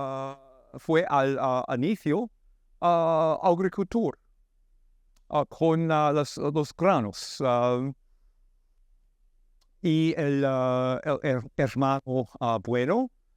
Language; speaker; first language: Spanish; non-native, learner; English